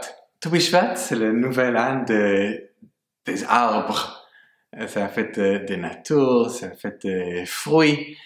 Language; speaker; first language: French; non-native, fluent; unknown